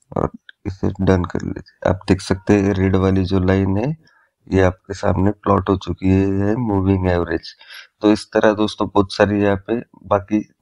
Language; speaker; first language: Hindi; native; Hindi